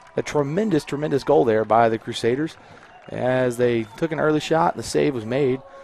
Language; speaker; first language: English; native; English